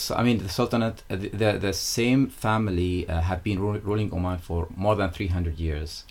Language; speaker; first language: English; non-native, fluent; Arabic